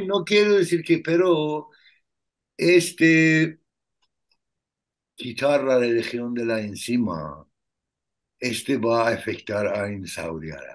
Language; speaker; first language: Spanish; non-native, learner; Persian